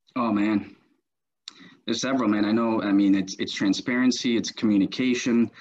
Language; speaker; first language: English; native; English